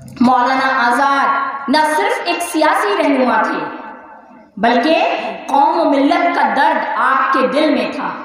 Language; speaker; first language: Urdu; native; Urdu